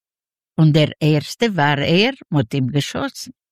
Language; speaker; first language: German; non-native, learner; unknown